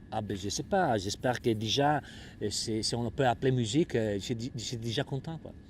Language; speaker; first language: French; non-native, fluent; Italian